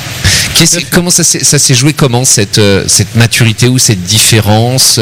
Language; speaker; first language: French; native; French